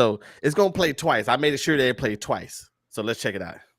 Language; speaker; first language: English; native; English